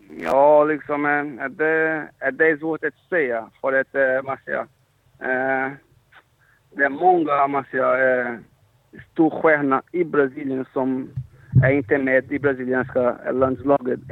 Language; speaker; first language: Swedish; non-native, fluent; Portuguese